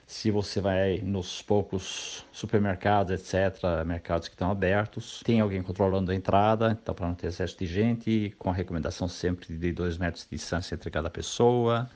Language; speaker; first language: Portuguese; native; Portuguese